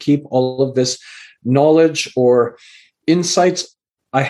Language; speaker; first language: English; native; English